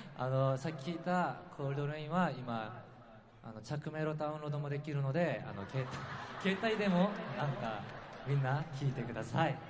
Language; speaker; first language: Japanese; non-native, learner; Korean